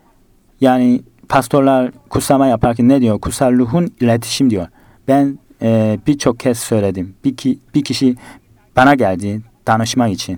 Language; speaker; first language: Turkish; non-native, fluent; Korean